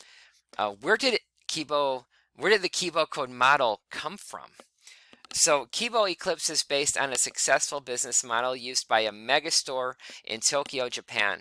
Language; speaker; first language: English; native; English